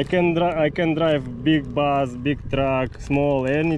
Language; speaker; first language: English; non-native, learner; Russian